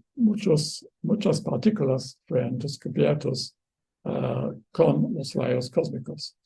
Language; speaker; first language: Spanish; non-native, fluent; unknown